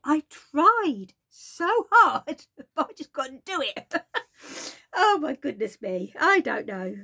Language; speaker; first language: English; native; English